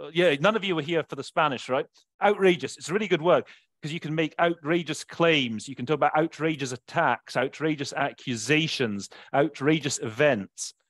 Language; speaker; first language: English; native; English